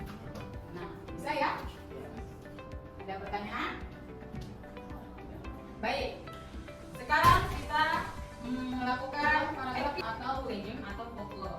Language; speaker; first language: Indonesian; native; Indonesian